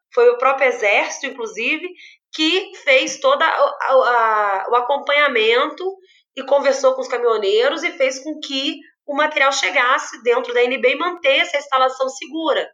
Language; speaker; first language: Portuguese; native; Portuguese